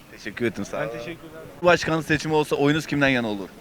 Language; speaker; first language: Turkish; native; Turkish